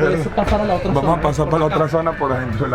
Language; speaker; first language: Spanish; native; Spanish